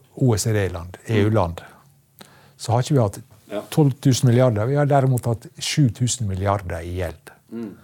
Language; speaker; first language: Norwegian; native; Norwegian